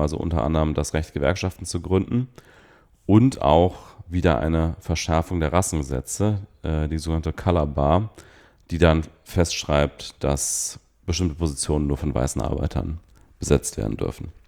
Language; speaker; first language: German; native; German